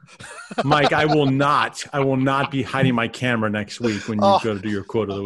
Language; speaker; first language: English; native; English